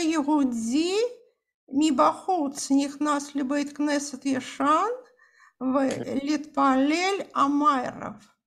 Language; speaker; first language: Hebrew; non-native, fluent; Russian